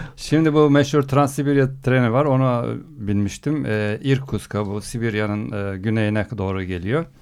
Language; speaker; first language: Turkish; early bilingual, heritage; Turkish